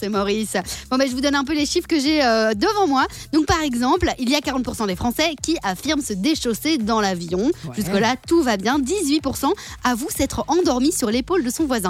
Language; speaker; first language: French; native; French